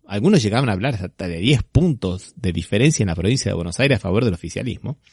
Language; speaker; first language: Spanish; native; Spanish